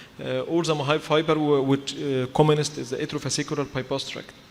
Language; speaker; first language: English; non-native, fluent; Arabic